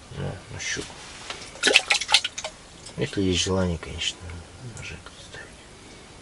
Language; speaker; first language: Russian; native; Russian